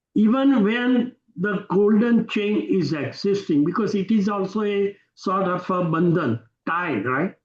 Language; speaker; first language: English; non-native, local second language; Gujarati